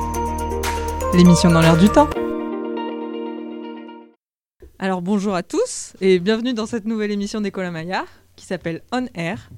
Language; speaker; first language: French; native; French